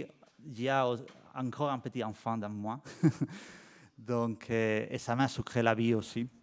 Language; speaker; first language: French; non-native, learner; Spanish